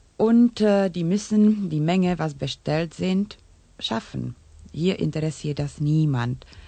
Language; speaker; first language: German; non-native, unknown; Czech